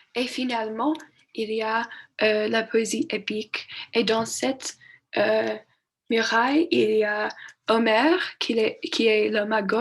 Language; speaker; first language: French; non-native, learner; English